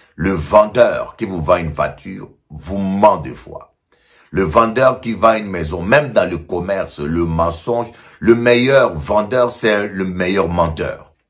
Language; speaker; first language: French; non-native, local second language; Lingala